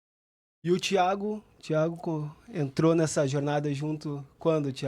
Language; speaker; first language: Portuguese; native; Portuguese